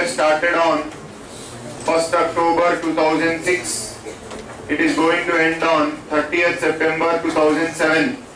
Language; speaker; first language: English; non-native, local second language; Telugu